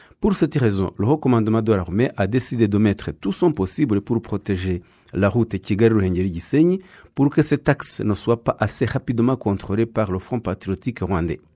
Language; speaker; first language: French; non-native, local second language; Kinyarwanda